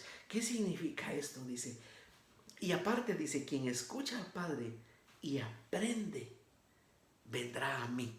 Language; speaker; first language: Spanish; native; Spanish